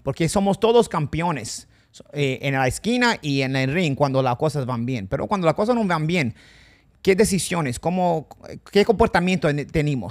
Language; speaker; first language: Spanish; non-native, fluent; English